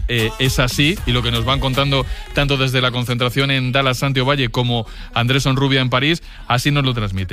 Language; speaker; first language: Spanish; native; Spanish